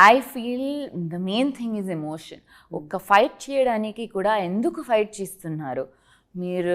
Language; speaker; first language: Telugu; non-native, learner; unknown